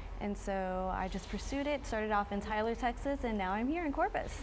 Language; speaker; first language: English; early bilingual, other home language; Spanish